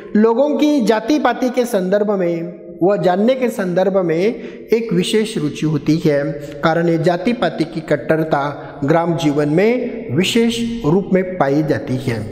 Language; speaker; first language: Hindi; non-native, local second language; Marathi